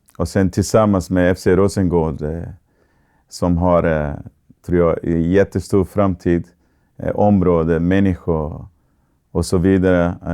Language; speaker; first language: Swedish; non-native, fluent; Portuguese